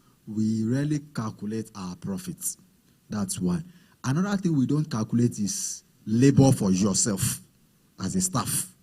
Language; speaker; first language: English; non-native, local second language; Yoruba